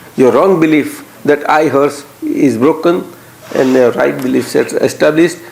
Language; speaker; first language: English; non-native, local second language; Gujarati